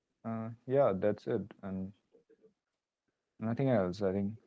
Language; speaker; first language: English; non-native, local second language; Hindi